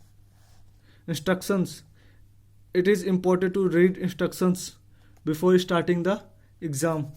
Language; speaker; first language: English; non-native, local second language; Hindi